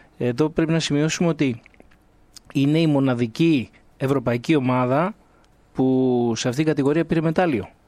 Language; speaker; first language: Greek; native; Greek